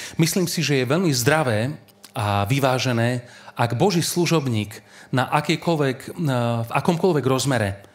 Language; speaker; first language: Slovak; native; Slovak